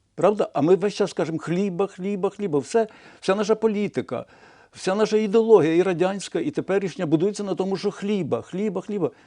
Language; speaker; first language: Ukrainian; non-native, local second language; Russian